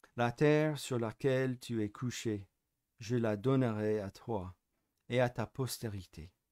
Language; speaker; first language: French; non-native, fluent; English